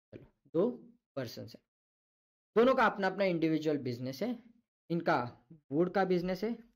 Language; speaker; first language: Hindi; non-native, local second language; Marathi